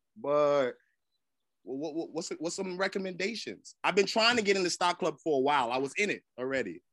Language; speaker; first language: English; native; English